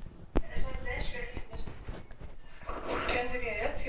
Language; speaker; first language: German; non-native, learner; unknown